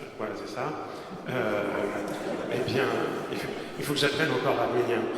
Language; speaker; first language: French; native; French